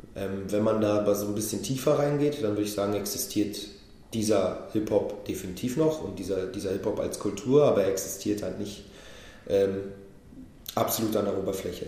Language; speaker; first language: German; early bilingual, other home language; Hebrew